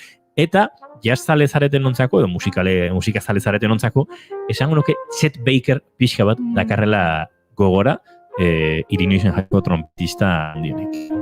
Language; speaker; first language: Basque; native; Basque